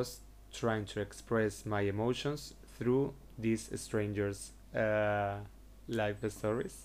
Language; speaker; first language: English; non-native, fluent; Spanish